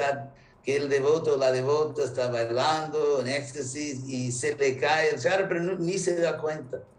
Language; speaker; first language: Spanish; non-native, fluent; English